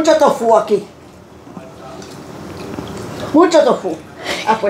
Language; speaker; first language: Spanish; native; Spanish